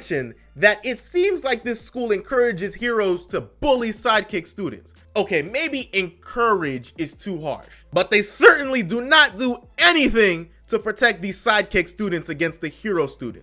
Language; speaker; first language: English; native; English